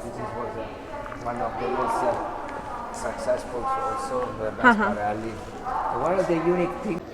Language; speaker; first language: English; non-native, fluent; Italian